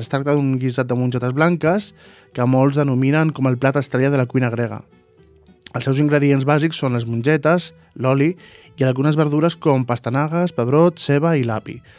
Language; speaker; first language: Catalan; native; Catalan